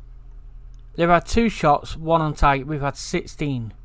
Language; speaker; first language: English; native; English